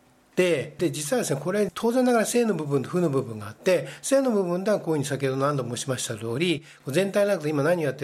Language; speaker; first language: Japanese; native; Japanese